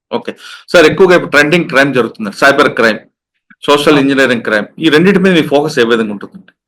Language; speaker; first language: Telugu; native; Telugu